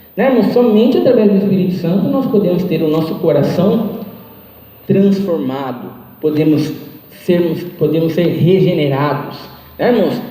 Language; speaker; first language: Portuguese; native; Portuguese